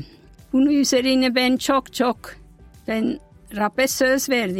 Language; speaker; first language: Turkish; non-native, fluent; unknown